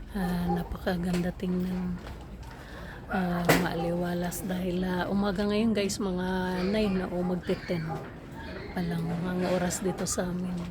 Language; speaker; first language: Filipino; native; Filipino